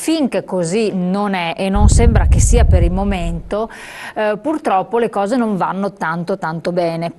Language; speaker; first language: Italian; native; Italian